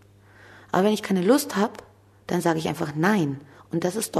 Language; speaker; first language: German; early bilingual, other home language; Turkish